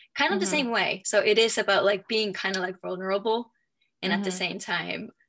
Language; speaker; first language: English; non-native, fluent; Finnish